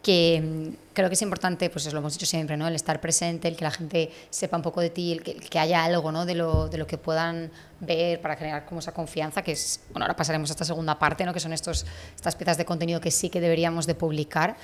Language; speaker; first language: Spanish; native; Spanish